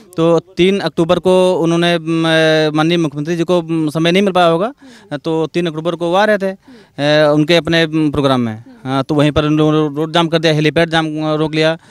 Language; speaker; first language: Hindi; native; Hindi